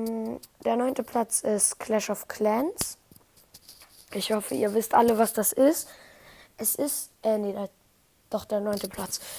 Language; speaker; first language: German; native; German